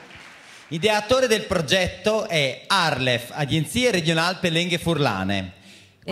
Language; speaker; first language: Italian; native; Italian